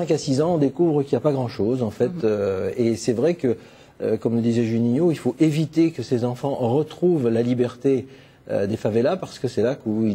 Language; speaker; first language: French; native; French